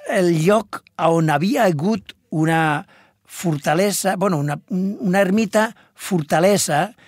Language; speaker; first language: Catalan; non-native, local second language; Spanish